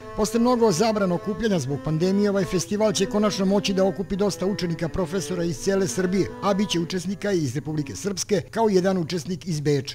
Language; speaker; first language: Serbian; native; Serbian